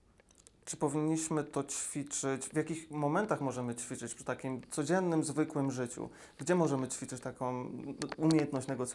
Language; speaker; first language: Polish; native; Polish